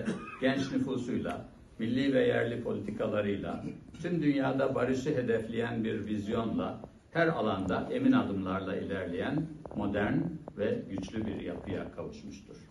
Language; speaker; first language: Turkish; native; Turkish